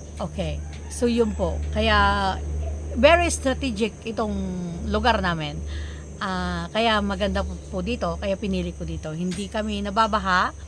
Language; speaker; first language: Filipino; non-native, local second language; Iloko